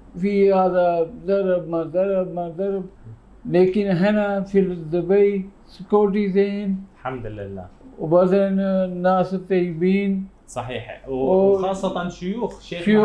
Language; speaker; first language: Arabic; non-native, learner; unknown